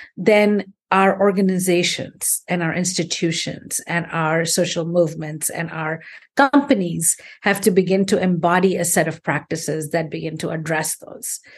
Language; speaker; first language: English; non-native, local second language; Hindi